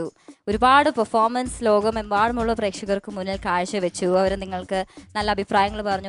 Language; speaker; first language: Malayalam; native; Malayalam